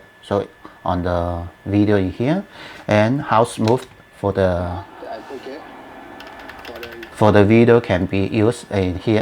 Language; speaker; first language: English; non-native, learner; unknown